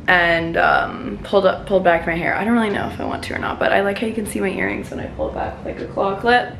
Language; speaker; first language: English; native; English